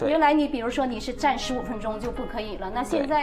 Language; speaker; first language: Chinese; native; Chinese